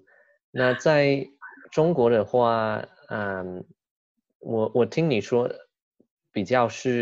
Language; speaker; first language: Chinese; non-native, fluent; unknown